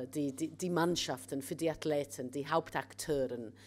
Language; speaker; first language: German; non-native, fluent; English